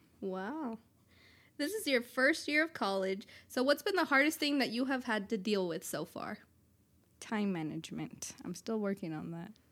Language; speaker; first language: English; native; English